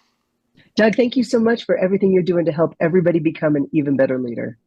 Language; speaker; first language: English; native; English